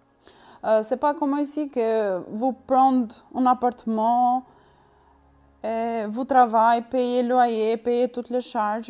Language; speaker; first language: French; non-native, learner; Albanian